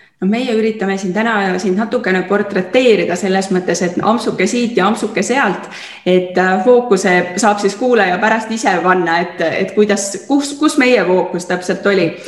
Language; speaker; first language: Estonian; native; Estonian